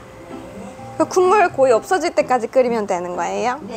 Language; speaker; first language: Korean; non-native, fluent; Japanese